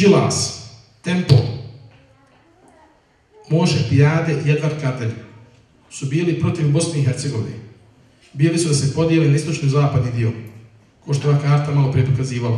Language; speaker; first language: Bosnian; native; Bosnian